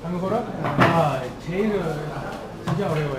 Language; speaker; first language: Korean; non-native, learner; English